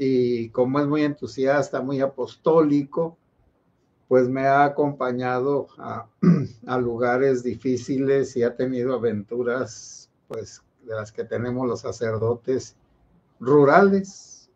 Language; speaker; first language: Spanish; native; Spanish